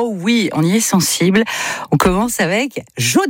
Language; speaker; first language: French; native; French